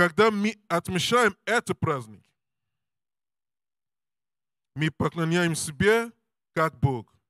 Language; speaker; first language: Russian; non-native, learner; English